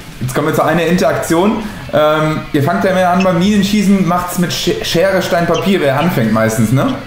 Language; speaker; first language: German; native; German